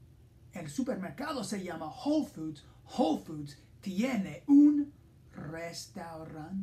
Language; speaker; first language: Spanish; non-native, fluent; English